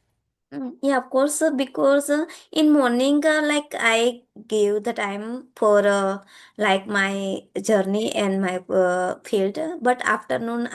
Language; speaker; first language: English; non-native, learner; Gujarati